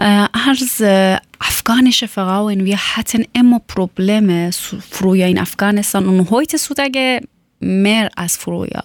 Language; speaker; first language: German; non-native, learner; Persian